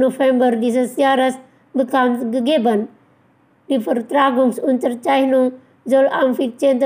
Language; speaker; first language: German; non-native, fluent; Indonesian